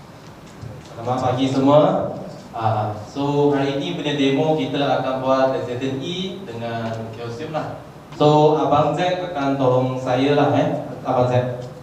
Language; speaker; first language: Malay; non-native, local second language; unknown